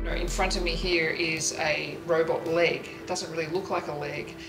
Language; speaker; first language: English; native; English